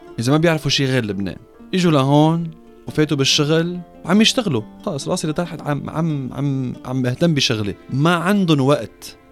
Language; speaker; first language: Arabic; early bilingual, heritage; Arabic